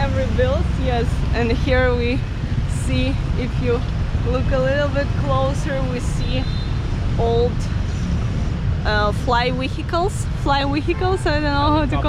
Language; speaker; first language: English; non-native, fluent; Ukrainian